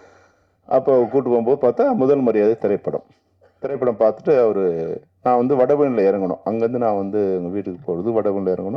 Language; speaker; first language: Tamil; native; Tamil